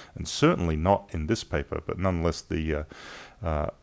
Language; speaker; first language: English; native; English